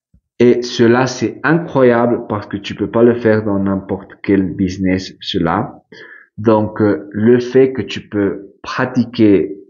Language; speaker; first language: French; non-native, fluent; Spanish